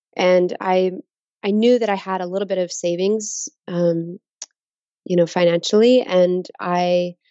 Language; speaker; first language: English; native; English